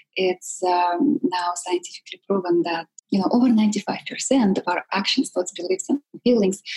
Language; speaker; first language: English; non-native, fluent; Russian